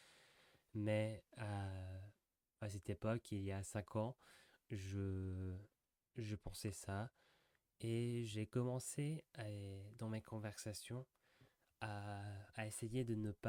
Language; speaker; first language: French; non-native, fluent; English